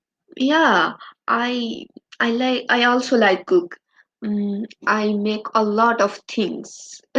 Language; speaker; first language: English; non-native, learner; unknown